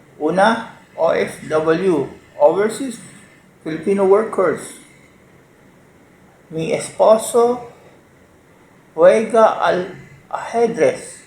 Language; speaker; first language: Spanish; non-native, learner; Filipino